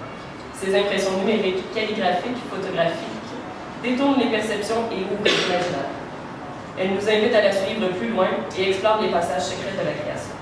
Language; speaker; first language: French; native; French